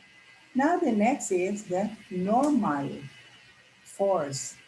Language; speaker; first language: English; non-native, local second language; Filipino